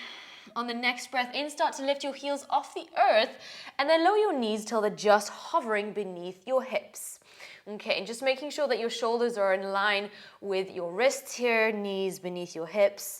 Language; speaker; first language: English; native; English